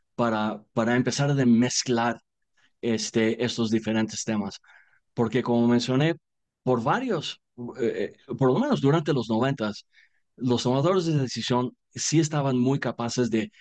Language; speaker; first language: Spanish; non-native, fluent; English